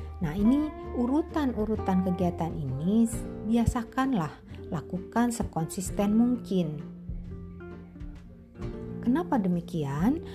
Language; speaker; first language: Indonesian; native; Indonesian